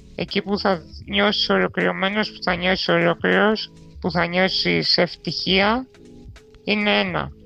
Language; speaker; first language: Greek; non-native, fluent; Romanian